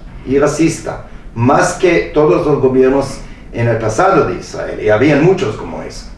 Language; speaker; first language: Spanish; non-native, fluent; Hebrew